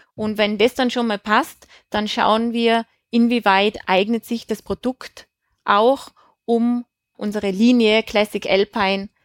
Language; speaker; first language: German; native; German